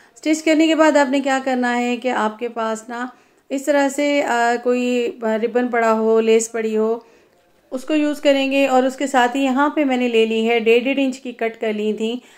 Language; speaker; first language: Urdu; non-native, local second language; Punjabi